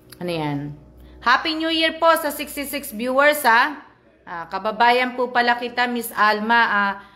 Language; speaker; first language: Filipino; native; Filipino